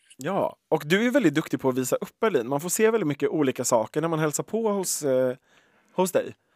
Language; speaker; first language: Swedish; native; Swedish